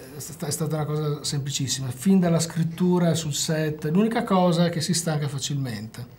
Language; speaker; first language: Italian; native; Italian